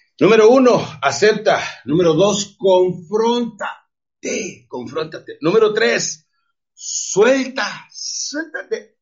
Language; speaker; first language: Spanish; native; Spanish